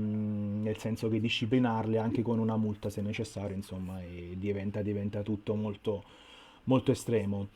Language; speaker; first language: Italian; native; Italian